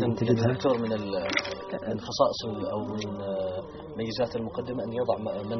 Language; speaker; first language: Arabic; native; Arabic